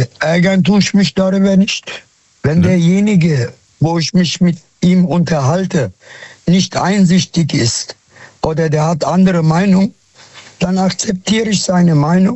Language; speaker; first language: German; non-native, fluent; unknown